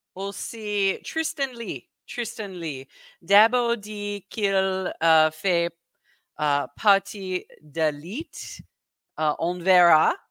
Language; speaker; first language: French; non-native, learner; English